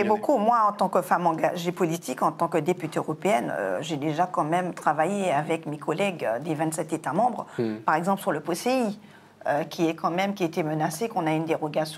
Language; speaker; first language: French; non-native, local second language; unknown